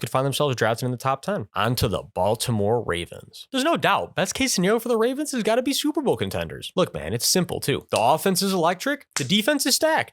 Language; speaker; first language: English; native; English